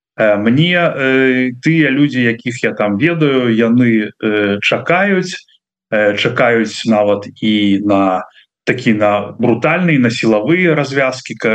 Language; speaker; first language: Belarusian; non-native, local second language; Russian